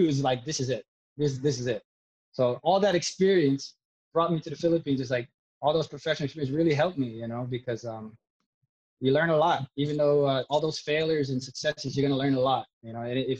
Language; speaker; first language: English; native; English